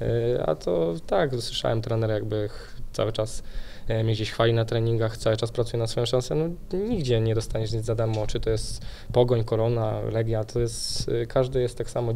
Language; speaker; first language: Polish; native; Polish